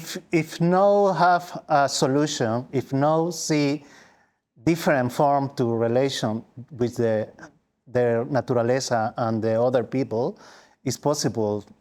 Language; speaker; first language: English; non-native, learner; Spanish